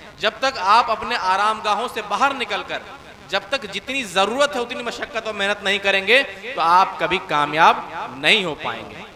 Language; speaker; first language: Hindi; native; Hindi